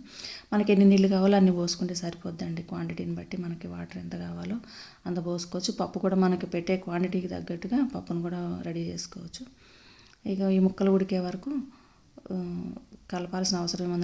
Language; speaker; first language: Telugu; native; Telugu